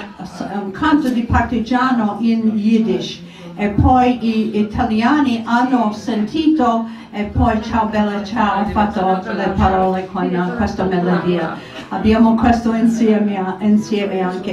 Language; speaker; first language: Italian; non-native, fluent; English